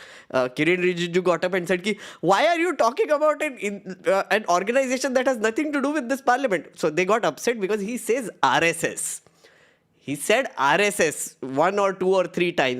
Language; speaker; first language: English; non-native, local second language; Hindi